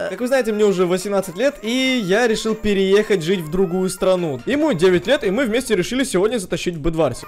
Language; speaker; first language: Russian; early bilingual, heritage; Russian